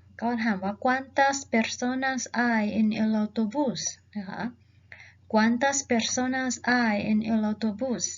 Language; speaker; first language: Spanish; non-native, fluent; Thai